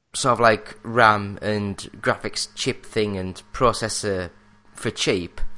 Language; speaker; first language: English; native; English